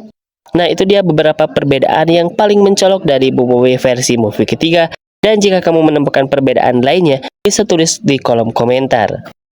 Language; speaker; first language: Indonesian; native; Indonesian